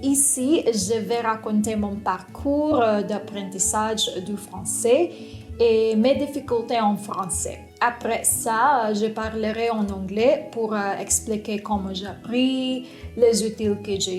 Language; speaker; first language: French; non-native, fluent; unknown